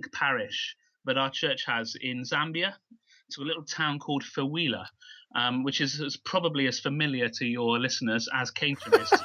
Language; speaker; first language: English; native; English